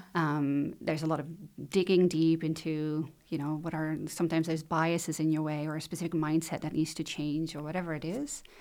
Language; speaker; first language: English; non-native, fluent; Dutch